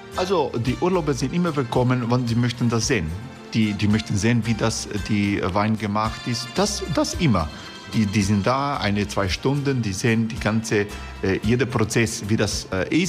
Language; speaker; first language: German; non-native, fluent; Croatian